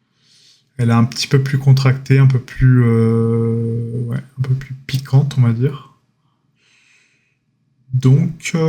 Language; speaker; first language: French; native; French